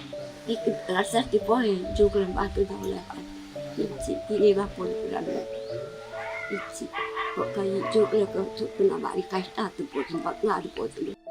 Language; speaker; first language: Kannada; non-native, local second language; Tulu